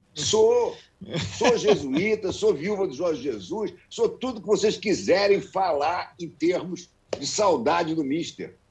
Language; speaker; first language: Portuguese; native; Portuguese